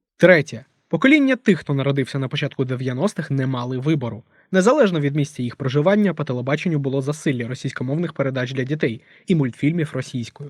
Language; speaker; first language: Ukrainian; non-native, local second language; Russian